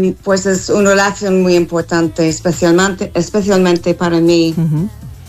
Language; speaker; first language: Spanish; non-native, fluent; English